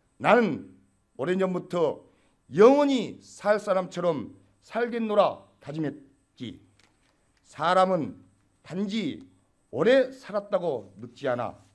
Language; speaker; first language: Korean; native; Korean